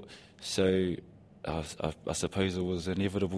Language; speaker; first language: English; native; English